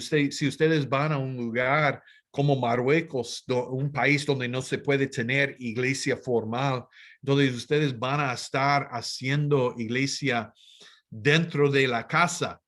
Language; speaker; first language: Spanish; non-native, fluent; English